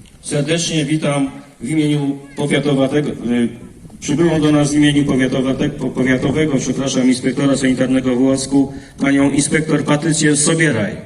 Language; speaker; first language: Polish; native; Polish